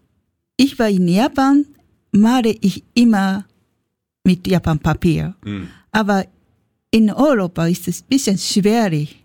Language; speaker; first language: German; non-native, learner; Japanese